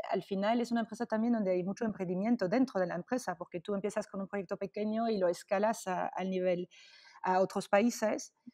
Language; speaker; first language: Spanish; non-native, fluent; French